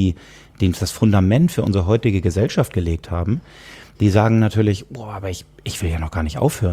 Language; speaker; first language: German; native; German